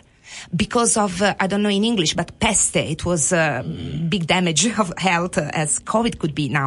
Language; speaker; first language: English; non-native, fluent; Italian